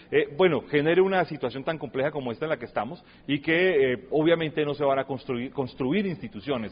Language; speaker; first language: Spanish; native; Spanish